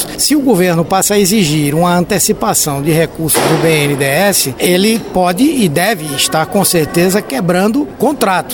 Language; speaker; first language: Portuguese; native; Portuguese